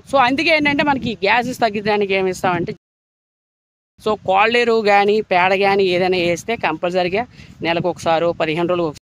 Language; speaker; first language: Telugu; native; Telugu